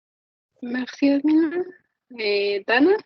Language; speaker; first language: French; non-native, learner; Spanish